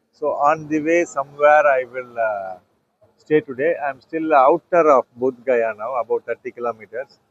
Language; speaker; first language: English; non-native, local second language; Tamil